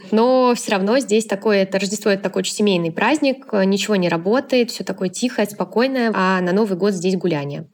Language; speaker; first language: Russian; native; Russian